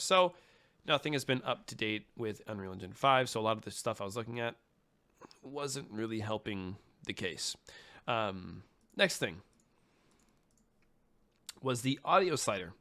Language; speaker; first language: English; native; English